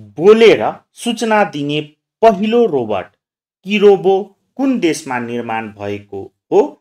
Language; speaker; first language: Nepali; non-native, local second language; Maithili